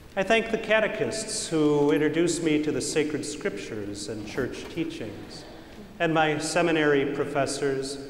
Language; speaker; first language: English; native; English